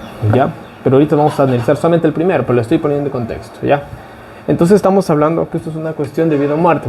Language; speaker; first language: Spanish; native; Spanish